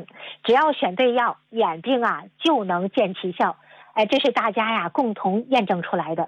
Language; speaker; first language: Chinese; native; Chinese